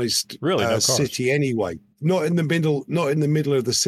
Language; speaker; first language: English; native; English